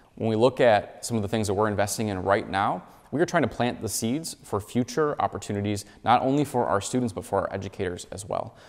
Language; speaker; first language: English; native; English